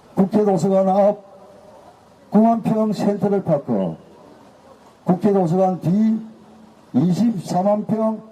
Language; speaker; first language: Korean; native; Korean